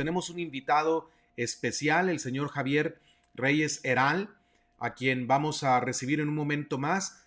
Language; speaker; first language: Spanish; native; Spanish